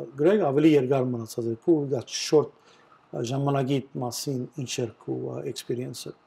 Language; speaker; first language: Armenian; early bilingual, heritage; Armenian